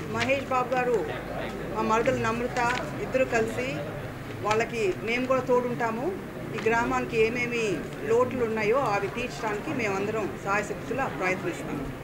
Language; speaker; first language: Telugu; native; Telugu